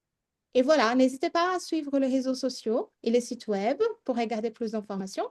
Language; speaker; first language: French; non-native, fluent; Portuguese